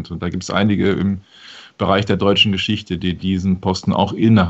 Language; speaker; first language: German; native; German